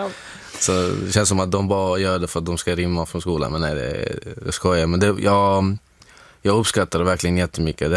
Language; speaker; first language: Swedish; non-native, fluent; Arabic